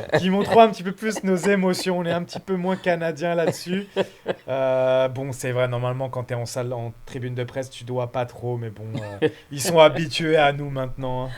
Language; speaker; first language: French; native; French